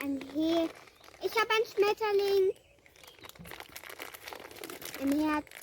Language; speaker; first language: German; early bilingual, other home language; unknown